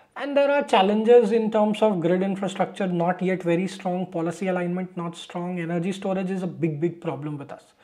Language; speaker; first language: English; non-native, local second language; Hindi